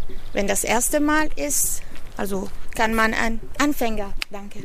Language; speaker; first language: German; non-native, fluent; Italian